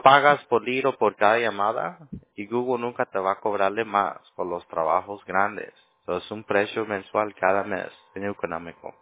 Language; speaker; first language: Spanish; non-native, learner; English